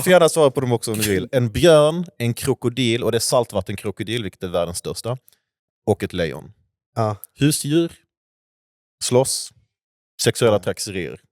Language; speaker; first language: Swedish; native; Swedish